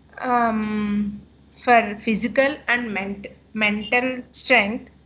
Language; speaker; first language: English; non-native, local second language; Telugu